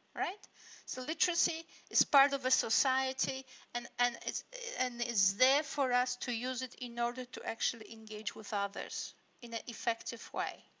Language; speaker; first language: English; non-native, fluent; Polish